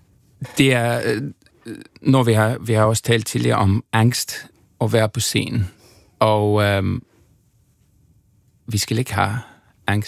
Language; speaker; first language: Danish; non-native, learner; English